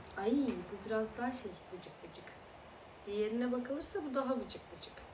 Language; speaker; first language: Turkish; early bilingual, other home language; Azerbaijani